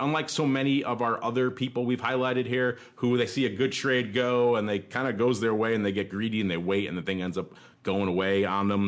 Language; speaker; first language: English; native; English